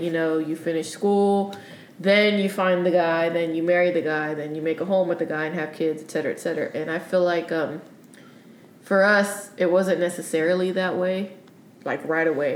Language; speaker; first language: English; early bilingual, other home language; Spanish